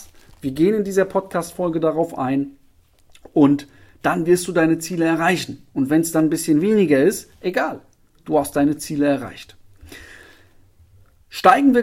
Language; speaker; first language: German; native; German